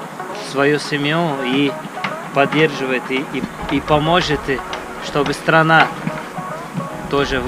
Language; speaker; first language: Russian; non-native, learner; Portuguese